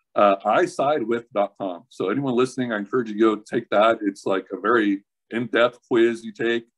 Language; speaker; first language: English; native; English